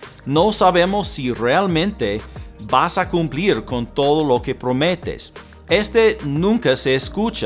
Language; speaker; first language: Spanish; non-native, fluent; English